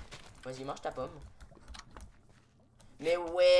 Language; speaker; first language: French; native; French